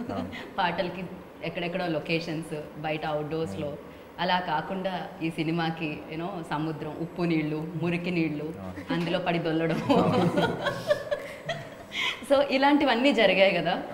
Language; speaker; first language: Telugu; native; Telugu